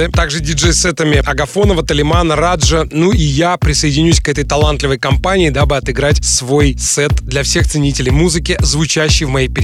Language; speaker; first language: Russian; native; Russian